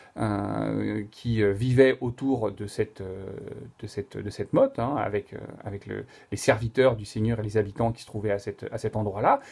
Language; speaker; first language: French; native; French